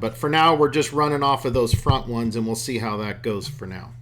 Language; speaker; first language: English; native; English